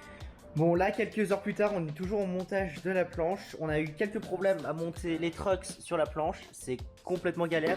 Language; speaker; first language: French; native; French